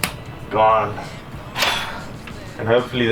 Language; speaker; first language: English; native; English